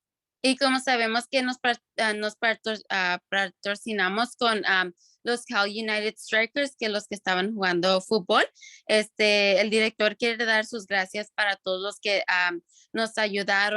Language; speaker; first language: Spanish; early bilingual, other home language; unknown